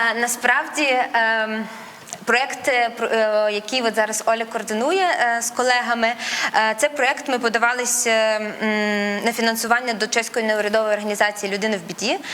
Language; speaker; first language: Ukrainian; non-native, local second language; Russian